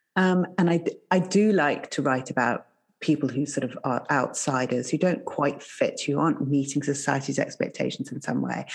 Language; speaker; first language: English; native; English